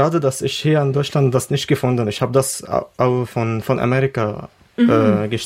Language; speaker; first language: German; non-native, learner; Arabic